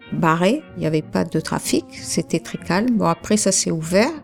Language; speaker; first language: French; native; French